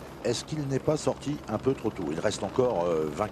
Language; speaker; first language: French; native; French